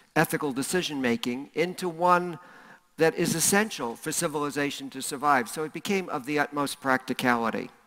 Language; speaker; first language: English; native; English